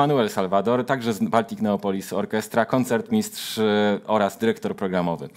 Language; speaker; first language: Polish; native; Polish